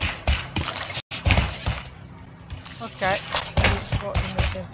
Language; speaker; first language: English; non-native, learner; Italian